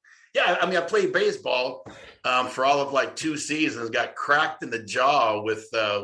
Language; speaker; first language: English; native; English